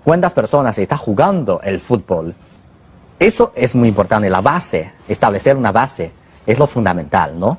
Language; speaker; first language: Spanish; non-native, fluent; Chinese